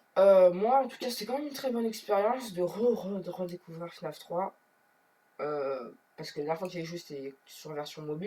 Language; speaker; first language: French; native; French